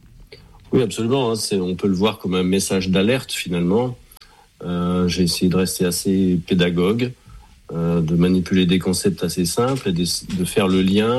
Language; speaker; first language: French; native; French